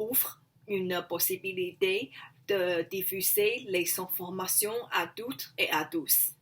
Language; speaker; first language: French; non-native, learner; Chinese